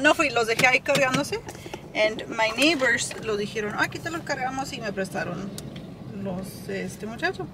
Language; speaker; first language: Spanish; early bilingual, heritage; Spanish